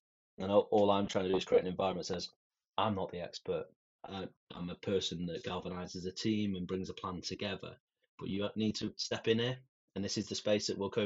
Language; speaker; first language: English; native; English